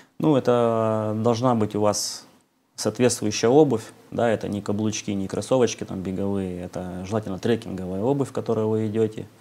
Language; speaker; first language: Russian; native; Russian